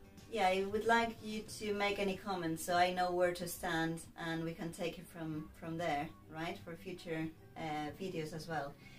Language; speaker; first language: English; non-native, fluent; Spanish